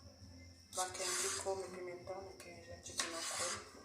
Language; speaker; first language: Portuguese; non-native, learner; Haitian Creole